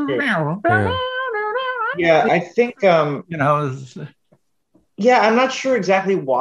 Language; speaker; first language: English; native; English